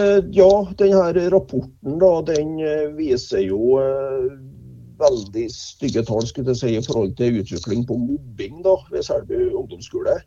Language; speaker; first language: Norwegian; native; Norwegian